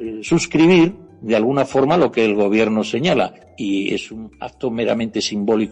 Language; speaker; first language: Spanish; native; Spanish